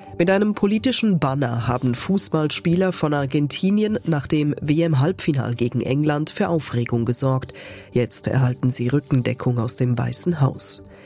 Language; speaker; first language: German; native; German